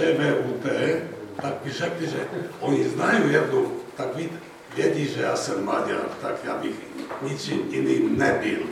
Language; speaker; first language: Czech; non-native, fluent; Hungarian